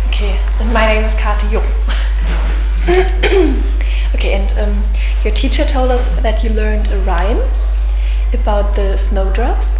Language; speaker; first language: English; non-native, fluent; German